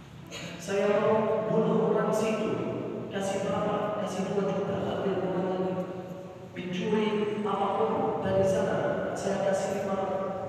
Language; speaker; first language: Indonesian; non-native, learner; Arabic